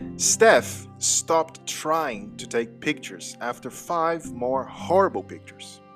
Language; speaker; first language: English; non-native, fluent; Portuguese